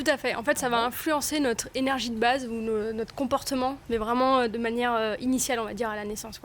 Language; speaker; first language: French; native; French